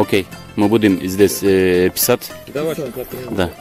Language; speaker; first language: Russian; non-native, learner; Turkish